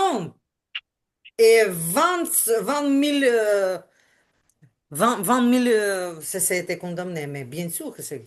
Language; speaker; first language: French; non-native, learner; Ukrainian